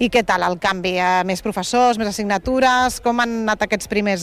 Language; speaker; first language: Catalan; native; Catalan